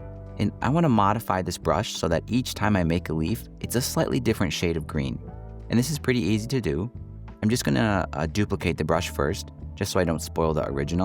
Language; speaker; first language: English; native; English